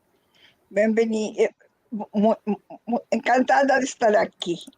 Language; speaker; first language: Portuguese; non-native, fluent; Spanish